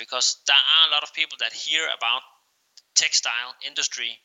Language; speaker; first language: English; non-native, fluent; Danish